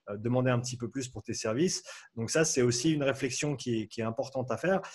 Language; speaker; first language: French; native; French